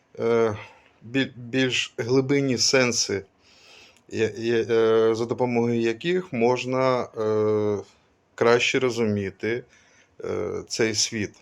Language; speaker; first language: Ukrainian; non-native, local second language; Russian